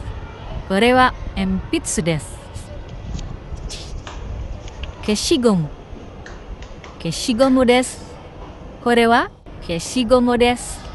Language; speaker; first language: Japanese; non-native, fluent; Indonesian